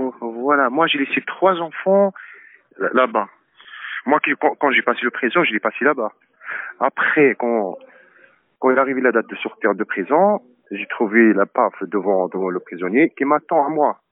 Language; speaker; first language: French; non-native, learner; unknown